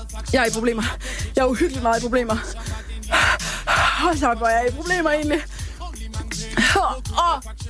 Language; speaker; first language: Danish; native; Danish